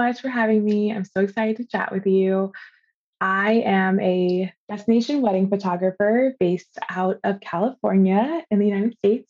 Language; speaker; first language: English; native; English